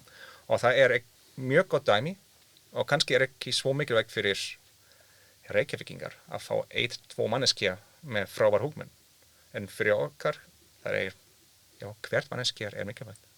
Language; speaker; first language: Icelandic; non-native, learner; German